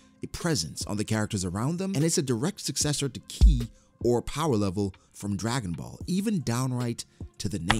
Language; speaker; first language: English; native; English